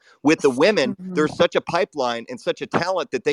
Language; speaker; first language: English; native; English